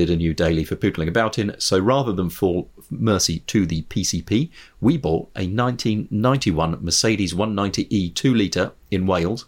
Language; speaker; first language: English; native; English